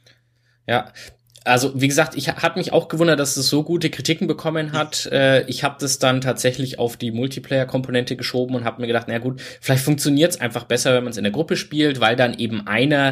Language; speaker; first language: German; native; German